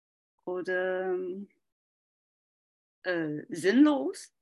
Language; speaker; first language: German; non-native, learner; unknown